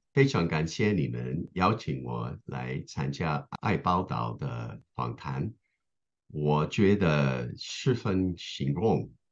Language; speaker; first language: Chinese; non-native, fluent; English